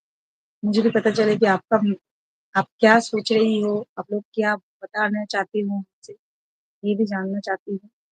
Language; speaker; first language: Hindi; non-native, local second language; Bangla